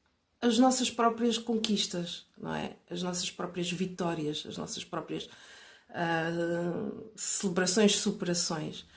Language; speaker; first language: Portuguese; native; Portuguese